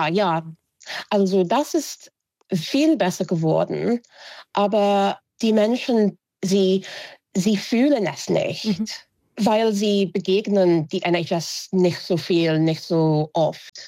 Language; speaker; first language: German; non-native, fluent; English